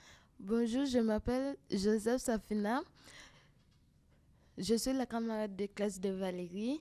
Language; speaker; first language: French; non-native, local second language; Haitian Creole